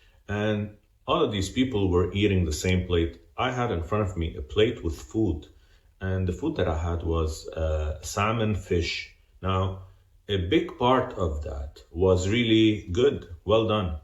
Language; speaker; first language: English; non-native, fluent; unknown